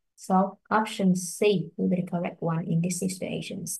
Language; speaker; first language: English; non-native, fluent; Vietnamese